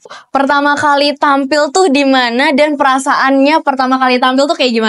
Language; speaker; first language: Indonesian; native; Indonesian